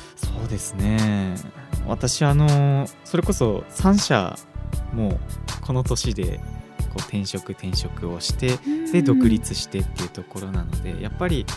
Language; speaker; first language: Japanese; native; Japanese